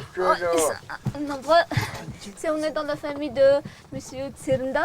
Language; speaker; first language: French; non-native, fluent; Mongolian